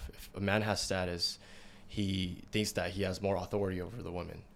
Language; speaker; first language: English; native; English